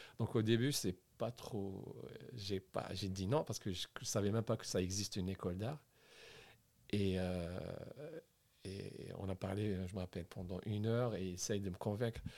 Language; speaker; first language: French; non-native, local second language; Arabic